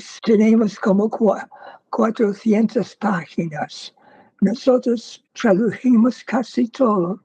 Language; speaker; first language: Spanish; non-native, fluent; English